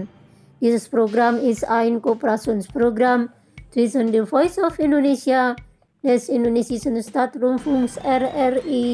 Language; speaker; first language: German; non-native, fluent; Indonesian